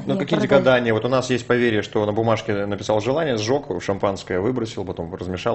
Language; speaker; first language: Russian; native; Russian